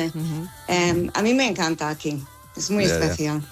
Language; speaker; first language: Spanish; non-native, learner; English